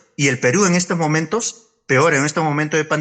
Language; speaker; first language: Spanish; native; Spanish